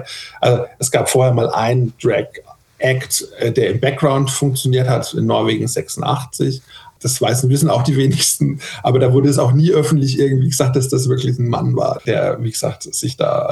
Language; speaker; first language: German; native; German